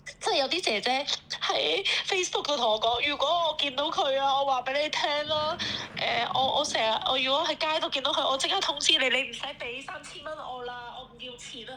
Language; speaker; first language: Cantonese; native; Cantonese